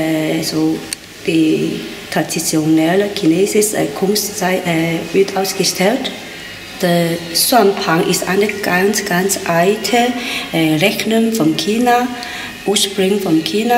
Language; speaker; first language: German; non-native, learner; Chinese